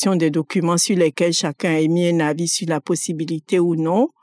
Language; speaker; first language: French; non-native, local second language; Fon